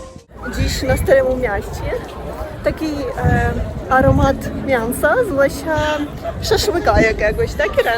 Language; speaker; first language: Polish; non-native, learner; Russian